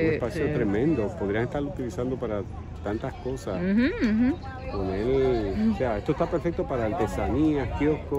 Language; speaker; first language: Spanish; native; Spanish